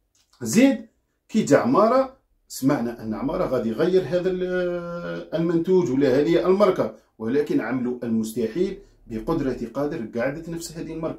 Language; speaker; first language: Arabic; native; Arabic